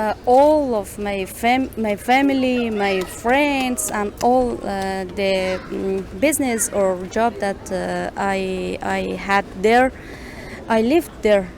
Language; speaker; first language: English; non-native, learner; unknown